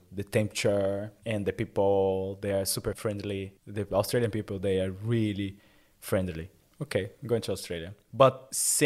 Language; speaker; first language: English; non-native, learner; Portuguese